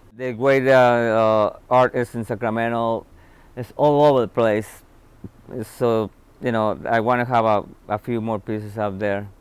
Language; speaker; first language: English; non-native, fluent; Spanish